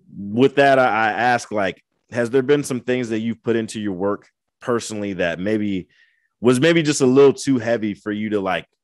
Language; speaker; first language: English; native; English